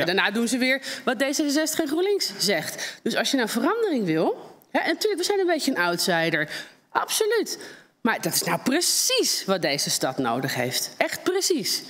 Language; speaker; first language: Dutch; native; Dutch